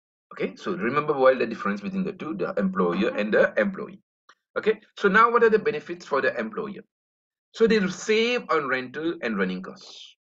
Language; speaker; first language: English; non-native, local second language; Morisyen